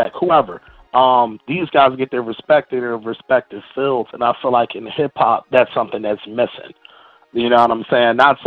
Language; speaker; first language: English; native; English